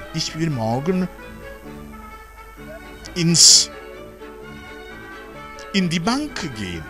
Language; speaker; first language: German; non-native, fluent; Rundi